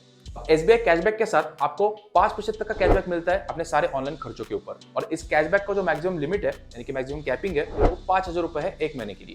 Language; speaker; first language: Hindi; native; Hindi